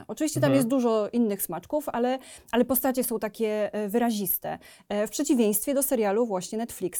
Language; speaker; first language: Polish; native; Polish